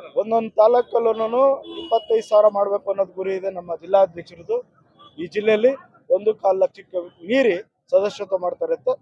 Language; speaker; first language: Kannada; native; Kannada